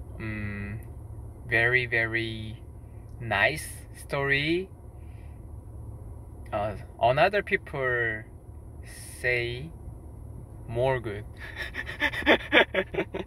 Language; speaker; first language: English; non-native, learner; Korean